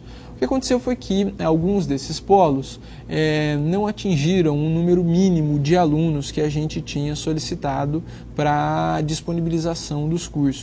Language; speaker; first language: Portuguese; native; Portuguese